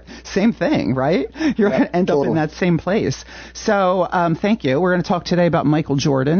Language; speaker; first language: English; native; English